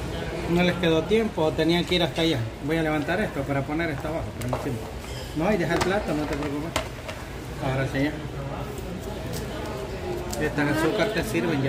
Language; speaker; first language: Spanish; native; Spanish